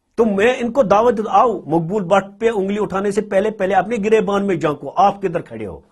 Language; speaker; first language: Urdu; non-native, local second language; Kashmiri